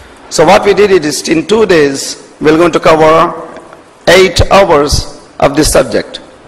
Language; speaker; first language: English; non-native, local second language; Urdu